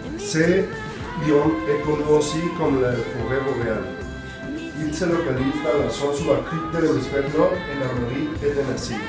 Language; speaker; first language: French; non-native, learner; Spanish